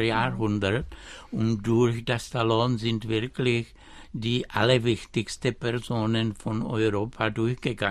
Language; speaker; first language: German; non-native, fluent; Czech